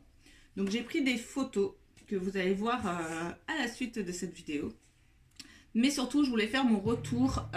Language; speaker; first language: French; native; French